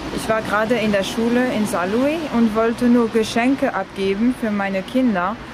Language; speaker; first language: German; non-native, fluent; French